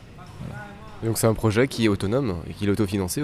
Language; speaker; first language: French; native; French